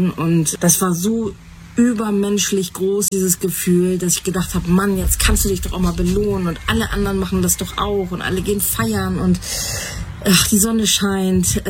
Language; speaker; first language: German; native; German